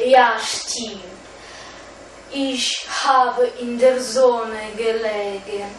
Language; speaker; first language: German; non-native, learner; Russian